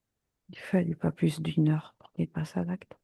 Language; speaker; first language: French; native; French